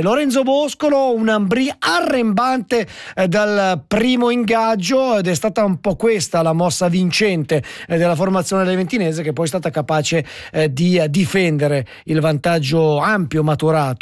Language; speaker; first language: Italian; native; Italian